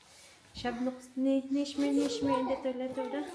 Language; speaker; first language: German; non-native, learner; Filipino